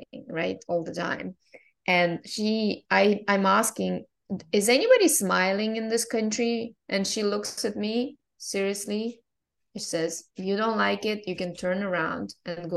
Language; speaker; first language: English; non-native, fluent; Russian